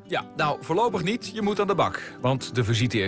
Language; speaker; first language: Dutch; native; Dutch